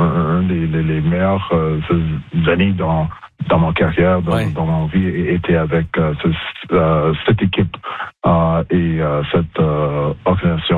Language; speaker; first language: French; non-native, local second language; English